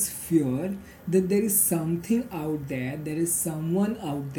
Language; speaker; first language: English; non-native, local second language; Marathi